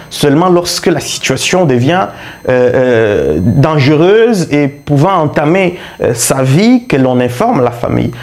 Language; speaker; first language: French; non-native, local second language; Luba-Lulua